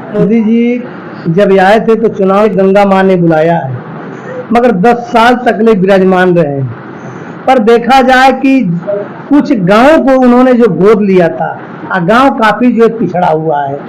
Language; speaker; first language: Hindi; native; Hindi